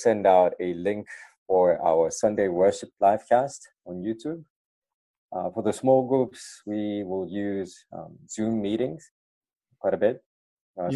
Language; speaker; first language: English; native; English